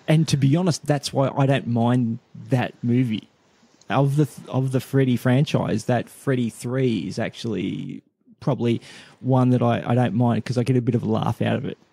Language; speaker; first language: English; native; English